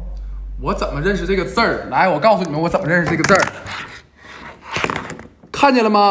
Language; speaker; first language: Chinese; native; Chinese